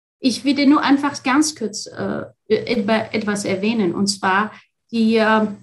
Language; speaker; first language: German; non-native, fluent; Arabic